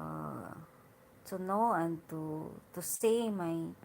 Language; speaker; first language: English; non-native, learner; Hiligaynon